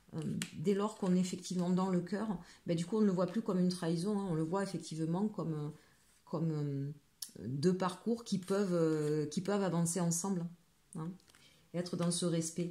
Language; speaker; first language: French; native; French